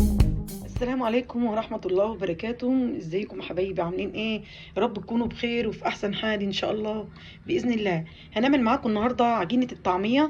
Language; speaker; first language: Arabic; native; Arabic